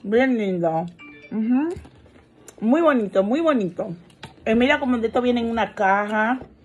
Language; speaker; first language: Spanish; early bilingual, heritage; Spanish